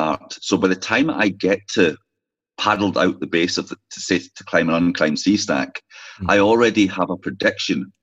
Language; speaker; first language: English; native; English